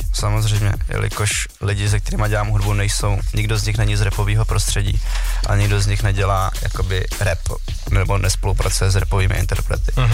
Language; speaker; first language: Czech; early bilingual, other home language; Vietnamese